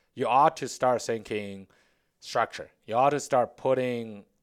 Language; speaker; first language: English; non-native, fluent; Chinese